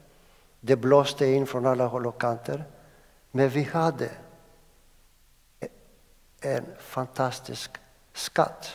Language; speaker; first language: Swedish; non-native, fluent; Greek